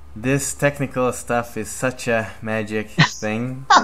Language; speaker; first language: English; non-native, fluent; Hungarian